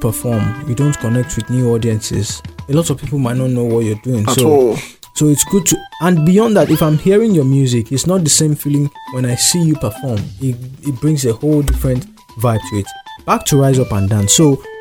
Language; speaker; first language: English; non-native, local second language; Yoruba